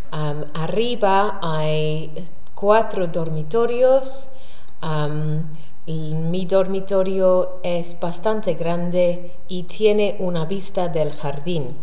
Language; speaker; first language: Spanish; non-native, learner; English